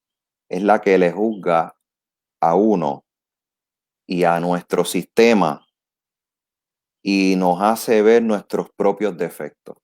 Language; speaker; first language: Spanish; native; Spanish